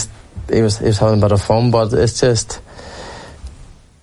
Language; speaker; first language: English; native; English